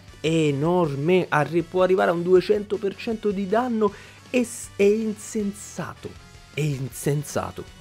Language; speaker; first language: Italian; native; Italian